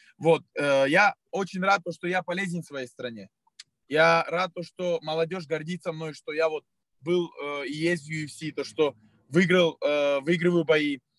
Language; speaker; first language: Russian; native; Russian